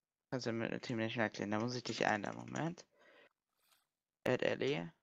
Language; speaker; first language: German; native; German